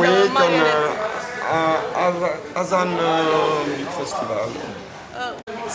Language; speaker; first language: English; non-native, learner; French